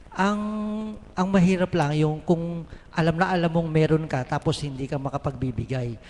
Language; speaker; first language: Filipino; native; Filipino